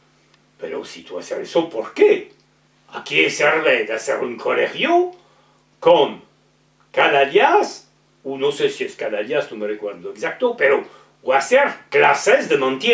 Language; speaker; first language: Spanish; non-native, learner; French